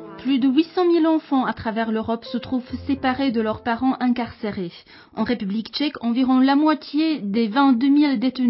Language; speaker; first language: French; native; French